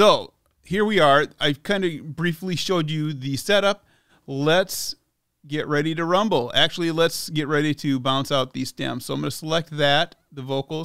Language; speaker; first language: English; native; English